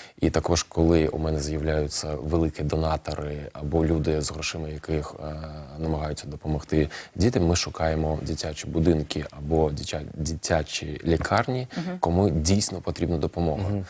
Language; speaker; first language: Ukrainian; non-native, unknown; Russian